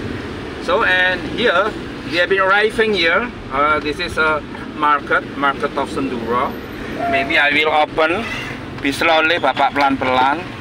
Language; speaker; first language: English; non-native, learner; Indonesian